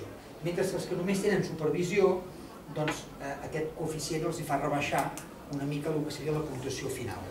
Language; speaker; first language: Catalan; native; Catalan